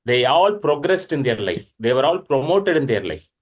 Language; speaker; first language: English; non-native, local second language; Tamil